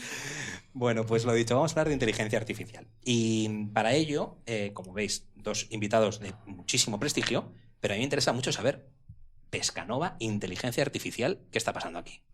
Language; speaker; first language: Spanish; native; Spanish